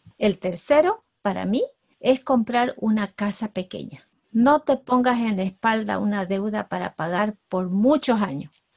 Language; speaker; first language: Spanish; native; Spanish